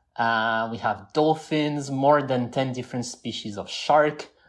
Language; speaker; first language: English; non-native, fluent; French